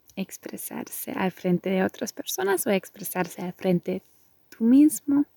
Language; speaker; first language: Spanish; non-native, fluent; German